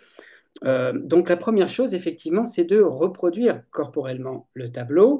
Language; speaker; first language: French; native; French